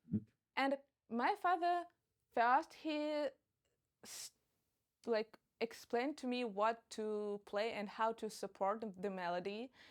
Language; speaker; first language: English; non-native, fluent; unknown